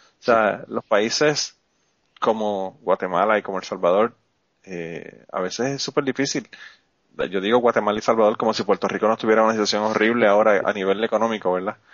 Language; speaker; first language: Spanish; native; Spanish